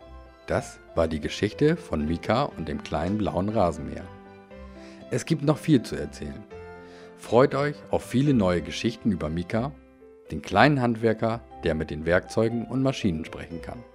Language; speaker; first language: German; native; German